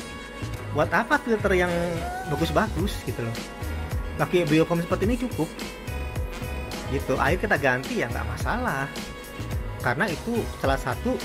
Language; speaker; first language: Indonesian; native; Indonesian